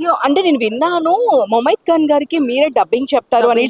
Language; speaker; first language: Telugu; native; Telugu